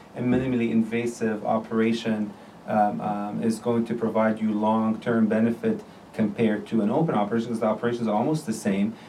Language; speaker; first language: English; non-native, fluent; Arabic